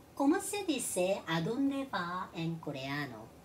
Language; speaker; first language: Spanish; non-native, learner; Korean